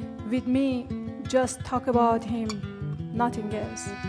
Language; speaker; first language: English; non-native, fluent; Persian